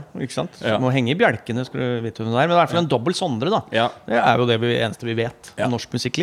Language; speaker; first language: Norwegian; native; Norwegian